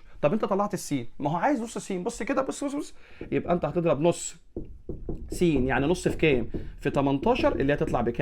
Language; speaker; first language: Arabic; native; Arabic